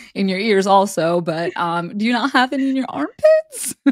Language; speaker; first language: English; early bilingual, other home language; Hindi